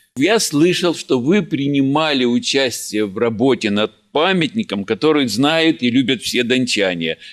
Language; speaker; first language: Russian; native; Russian